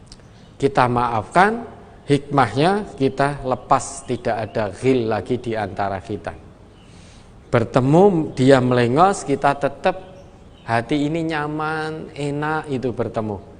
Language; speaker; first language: Indonesian; non-native, local second language; Javanese